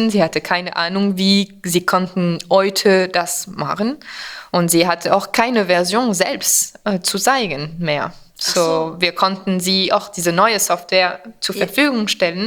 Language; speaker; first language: German; non-native, fluent; French